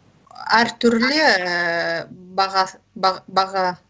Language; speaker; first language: Kazakh; non-native, learner; Russian